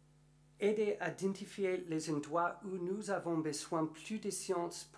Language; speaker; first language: French; non-native, learner; English